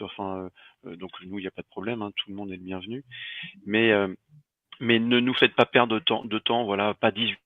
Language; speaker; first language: French; native; French